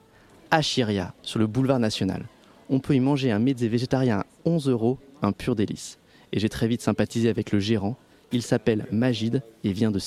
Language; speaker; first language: French; native; French